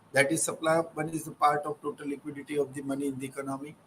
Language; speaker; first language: English; non-native, local second language; Gujarati